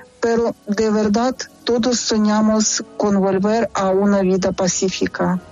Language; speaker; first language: Spanish; non-native, fluent; Ukrainian